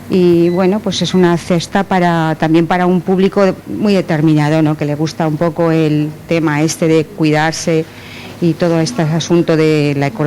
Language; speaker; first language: Spanish; native; Spanish